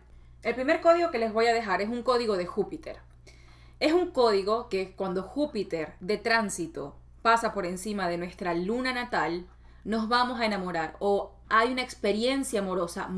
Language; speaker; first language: Spanish; native; Spanish